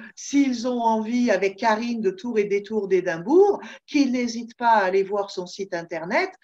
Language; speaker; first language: French; native; French